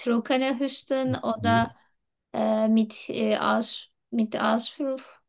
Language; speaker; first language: German; non-native, learner; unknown